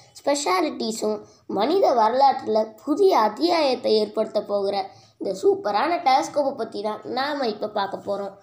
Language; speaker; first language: Tamil; native; Tamil